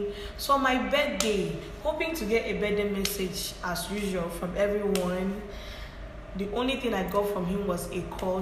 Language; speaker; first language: English; non-native, local second language; Igbo